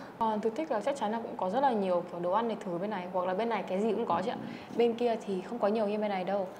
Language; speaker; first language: Vietnamese; early bilingual, heritage; Czech